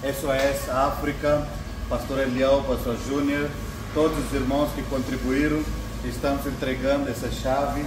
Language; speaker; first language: Portuguese; non-native, learner; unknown